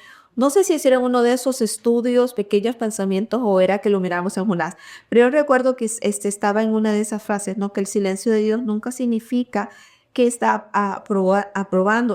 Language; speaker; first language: Spanish; early bilingual, heritage; Spanish